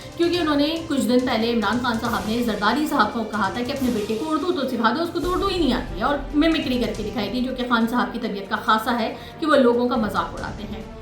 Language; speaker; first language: Urdu; native; Urdu